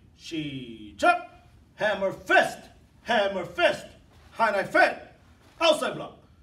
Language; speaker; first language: English; non-native, fluent; Korean